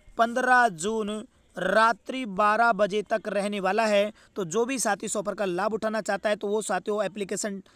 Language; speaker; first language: Hindi; native; Hindi